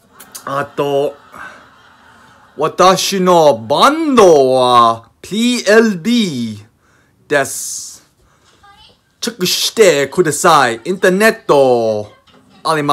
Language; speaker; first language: Japanese; non-native, learner; English